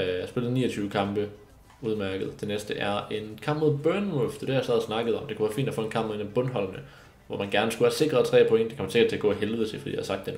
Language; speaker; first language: Danish; native; Danish